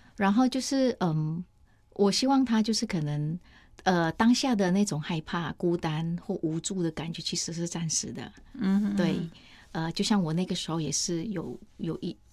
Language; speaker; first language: Chinese; non-native, fluent; Vietnamese